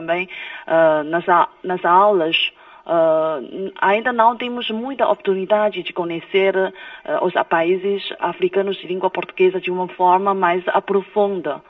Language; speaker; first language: Portuguese; non-native, fluent; Chinese